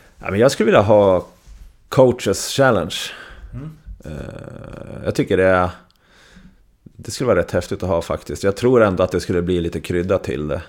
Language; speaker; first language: Swedish; native; Swedish